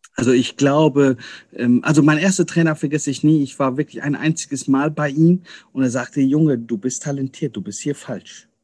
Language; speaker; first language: German; early bilingual, other home language; Arabic